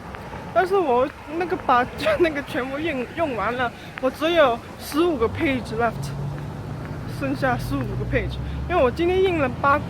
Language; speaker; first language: Chinese; early bilingual, heritage; Chinese